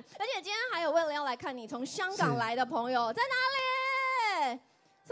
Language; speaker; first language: Chinese; native; Chinese